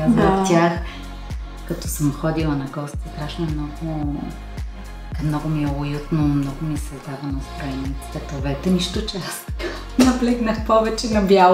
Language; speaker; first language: Bulgarian; native; Bulgarian